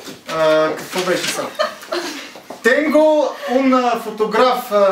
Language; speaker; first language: Spanish; non-native, learner; Bulgarian